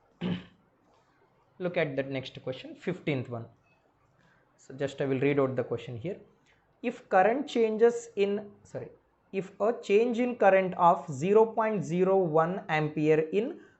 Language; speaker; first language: English; non-native, local second language; Kannada